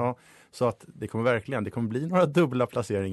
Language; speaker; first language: Swedish; native; Swedish